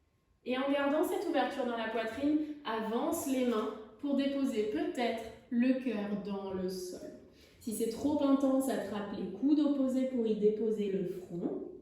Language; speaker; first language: French; native; French